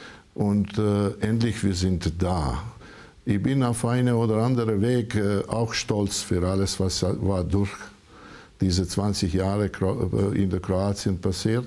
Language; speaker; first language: German; non-native, learner; Croatian